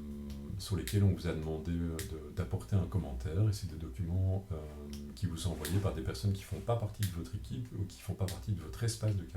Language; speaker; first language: French; native; French